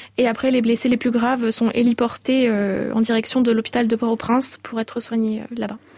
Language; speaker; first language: French; native; French